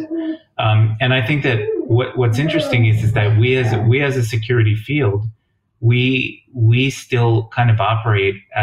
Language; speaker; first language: English; native; English